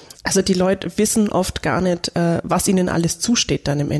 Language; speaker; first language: German; native; German